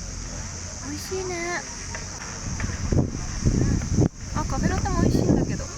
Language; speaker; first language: Japanese; native; Japanese